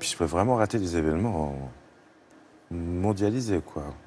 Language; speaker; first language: French; native; French